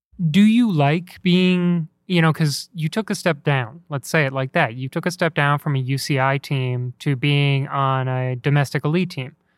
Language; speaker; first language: English; native; English